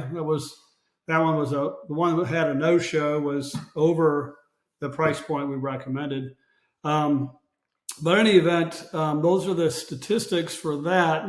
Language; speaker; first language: English; native; English